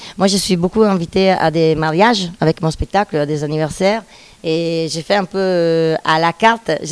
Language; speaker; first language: French; non-native, fluent; Italian